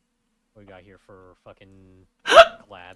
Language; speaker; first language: English; native; English